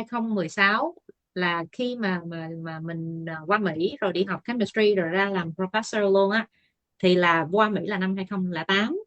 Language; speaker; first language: Vietnamese; native; Vietnamese